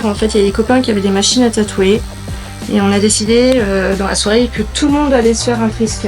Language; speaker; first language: French; native; French